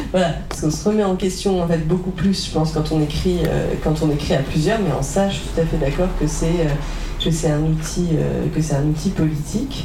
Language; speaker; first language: French; native; French